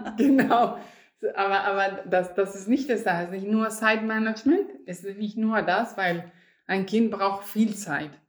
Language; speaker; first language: German; non-native, fluent; Spanish